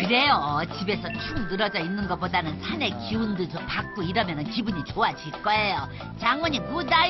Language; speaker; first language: Korean; native; Korean